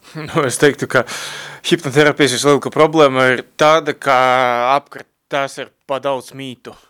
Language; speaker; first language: Latvian; non-native, local second language; Russian